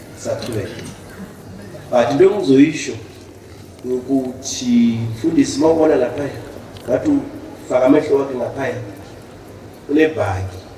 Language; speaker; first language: Zulu; non-native, local second language; Southern Sotho